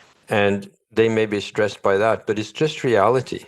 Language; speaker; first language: English; non-native, fluent; Norwegian